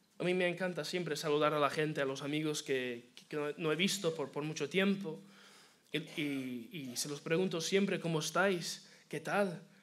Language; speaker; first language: Spanish; non-native, fluent; English